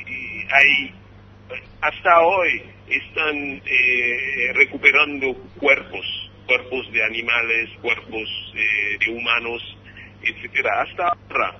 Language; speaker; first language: Spanish; non-native, fluent; Haitian Creole